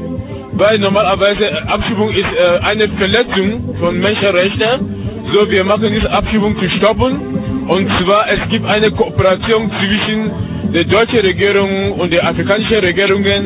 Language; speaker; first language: German; non-native, learner; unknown